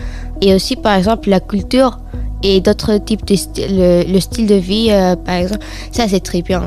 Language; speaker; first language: French; non-native, fluent; Spanish